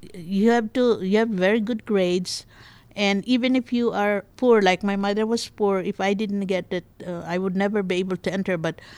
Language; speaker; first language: English; non-native, local second language; Bikol